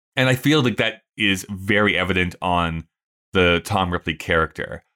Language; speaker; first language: English; native; English